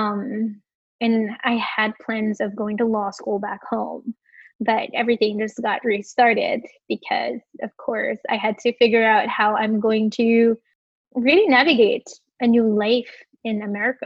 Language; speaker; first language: English; non-native, local second language; Filipino